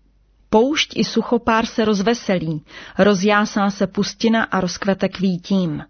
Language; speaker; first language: Czech; native; Czech